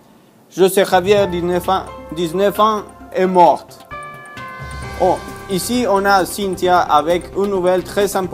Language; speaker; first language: French; non-native, learner; Spanish